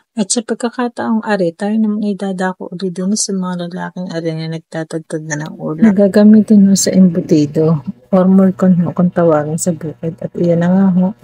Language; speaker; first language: Filipino; native; Filipino